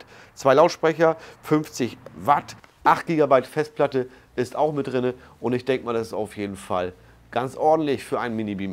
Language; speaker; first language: German; native; German